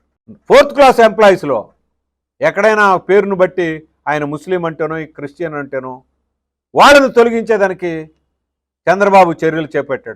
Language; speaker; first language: Telugu; native; Telugu